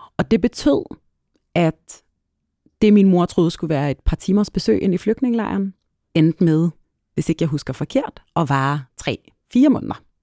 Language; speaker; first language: Danish; early bilingual, other home language; Arabic